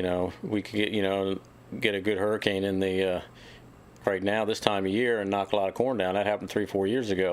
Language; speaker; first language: English; native; English